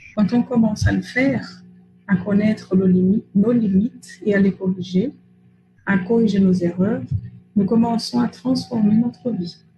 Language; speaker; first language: French; non-native, fluent; Portuguese